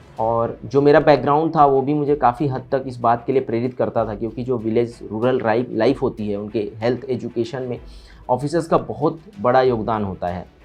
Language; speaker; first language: Hindi; native; Hindi